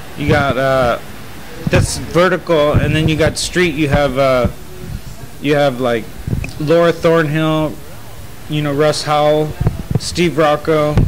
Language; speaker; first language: English; native; English